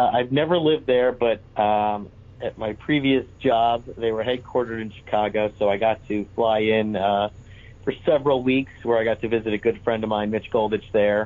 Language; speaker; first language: English; native; English